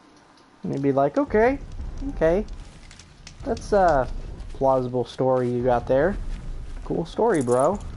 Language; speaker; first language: English; native; English